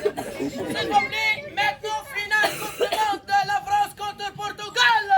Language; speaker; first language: French; non-native, local second language; Arabic